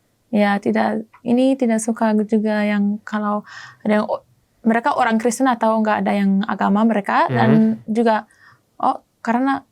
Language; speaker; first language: Indonesian; non-native, learner; German